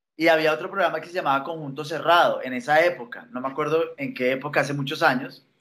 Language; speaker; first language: Spanish; native; Spanish